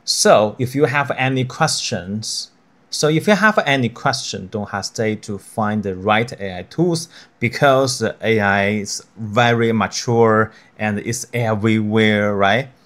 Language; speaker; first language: English; non-native, fluent; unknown